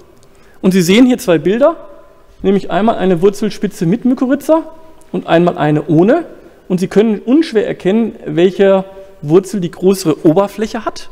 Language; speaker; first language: German; native; German